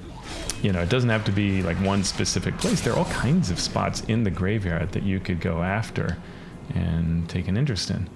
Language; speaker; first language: English; native; English